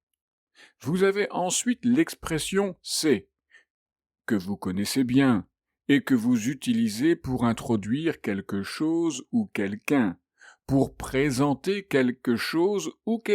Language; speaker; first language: French; native; French